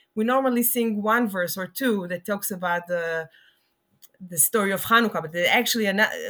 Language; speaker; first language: English; non-native, fluent; Hebrew